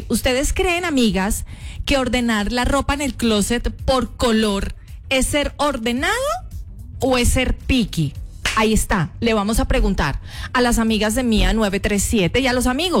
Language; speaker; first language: Spanish; native; Spanish